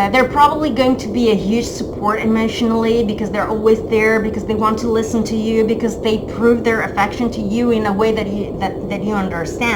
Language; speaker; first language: English; non-native, fluent; Italian